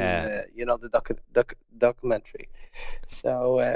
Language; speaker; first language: English; non-native, fluent; Swedish